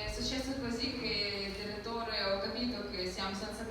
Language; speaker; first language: Italian; non-native, learner; Ukrainian